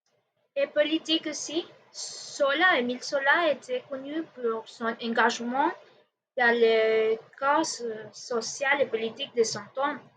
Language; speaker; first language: French; non-native, learner; Spanish